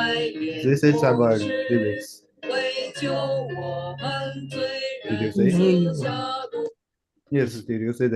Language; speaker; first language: English; non-native, learner; Chinese